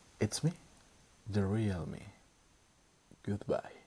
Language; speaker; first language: English; non-native, learner; Spanish